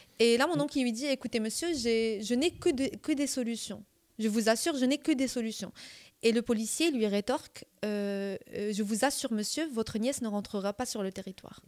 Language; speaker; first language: French; non-native, local second language; Arabic